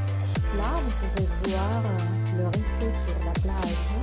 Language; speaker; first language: French; non-native, learner; Russian